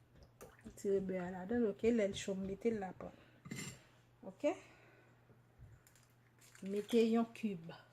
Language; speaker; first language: French; non-native, local second language; Haitian Creole